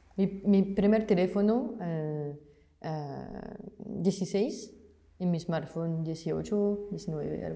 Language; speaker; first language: Spanish; non-native, fluent; French